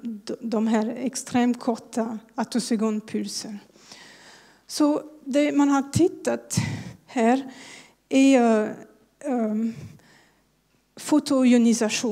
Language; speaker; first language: Swedish; non-native, fluent; French